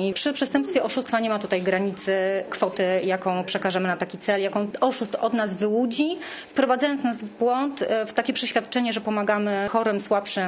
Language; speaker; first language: Polish; native; Polish